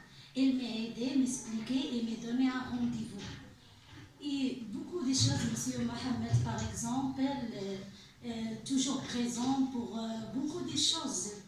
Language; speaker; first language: French; non-native, learner; Arabic